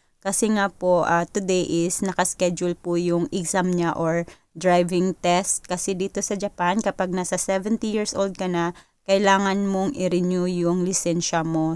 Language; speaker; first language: Filipino; non-native, local second language; Cebuano